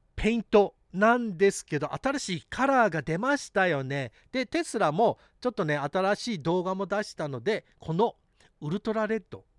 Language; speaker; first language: Japanese; early bilingual, heritage; English